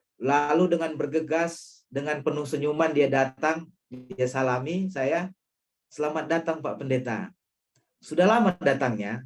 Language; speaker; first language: Indonesian; non-native, local second language; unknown